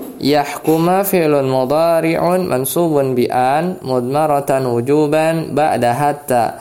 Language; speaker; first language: Arabic; non-native, fluent; Indonesian